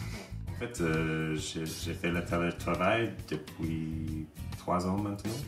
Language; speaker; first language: French; non-native, learner; English